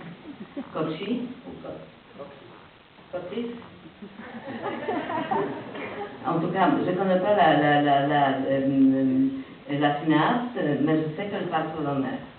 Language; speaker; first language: French; non-native, fluent; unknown